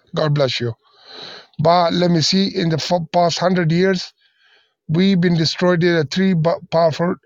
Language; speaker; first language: English; non-native, learner; Persian